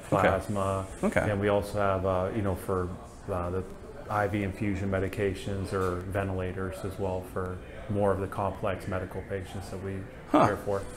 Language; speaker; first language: English; native; English